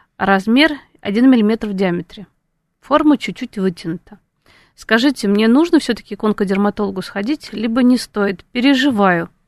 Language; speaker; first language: Russian; native; Russian